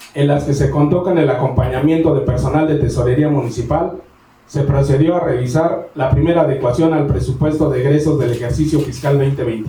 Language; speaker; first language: Spanish; native; Spanish